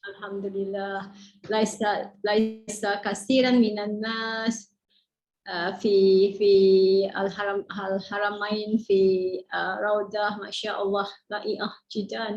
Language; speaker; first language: Arabic; non-native, learner; Malay